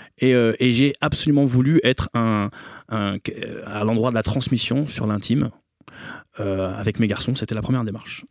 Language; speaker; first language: French; native; French